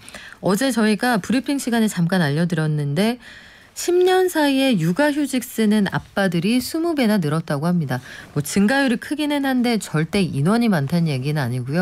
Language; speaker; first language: Korean; native; Korean